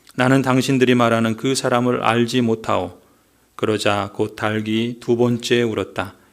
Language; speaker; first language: Korean; native; Korean